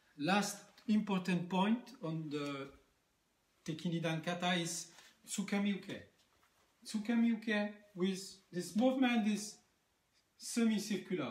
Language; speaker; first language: English; non-native, learner; French